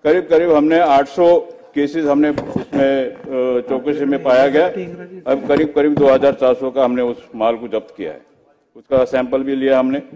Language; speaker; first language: Hindi; non-native, local second language; Marathi